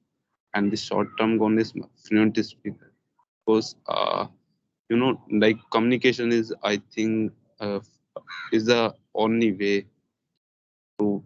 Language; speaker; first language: English; non-native, learner; Hindi